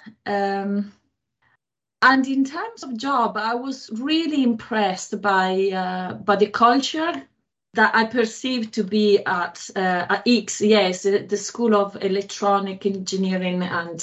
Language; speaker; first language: English; non-native, fluent; Italian